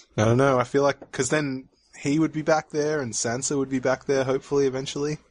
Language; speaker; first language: English; native; English